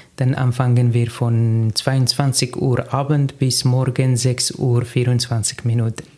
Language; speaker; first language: German; non-native, learner; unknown